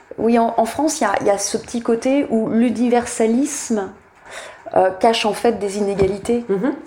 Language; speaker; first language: French; native; French